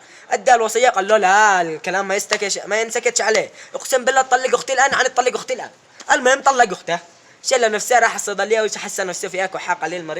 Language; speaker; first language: Arabic; native; Arabic